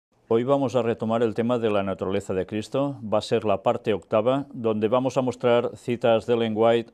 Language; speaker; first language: Spanish; native; Spanish